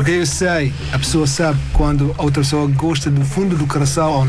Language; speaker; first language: Portuguese; non-native, learner; Arabic